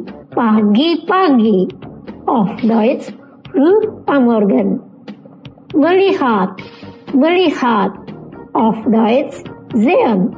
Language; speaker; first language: German; non-native, learner; Indonesian